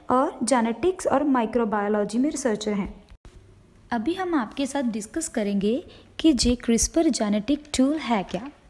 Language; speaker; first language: Hindi; non-native, local second language; Punjabi